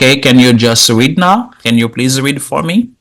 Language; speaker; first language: English; non-native, fluent; Haitian Creole